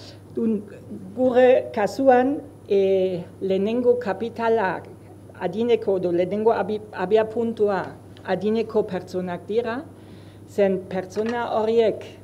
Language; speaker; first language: Basque; non-native, fluent; German